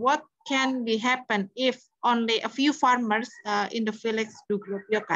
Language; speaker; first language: English; non-native, fluent; Indonesian